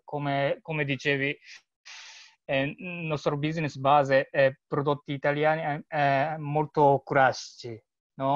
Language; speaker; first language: Italian; non-native, learner; Japanese